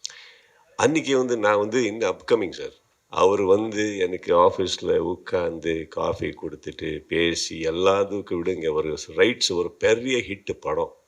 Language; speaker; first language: Tamil; non-native, learner; Kannada